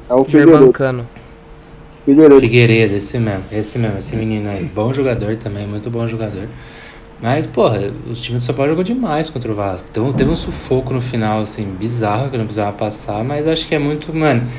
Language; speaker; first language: Portuguese; native; Portuguese